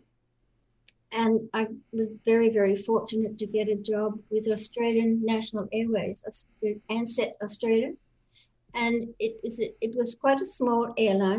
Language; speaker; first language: English; native; English